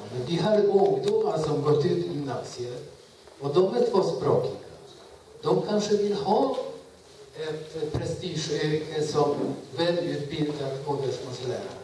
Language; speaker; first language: Swedish; non-native, fluent; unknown